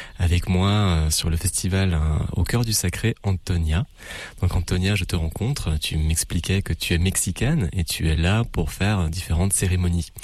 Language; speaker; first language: French; native; French